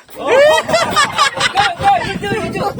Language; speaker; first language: English; non-native, learner; Filipino